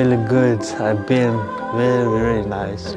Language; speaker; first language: English; non-native, learner; Kalaallisut